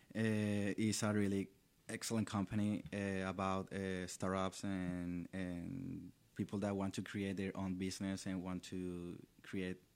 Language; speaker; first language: English; non-native, learner; Spanish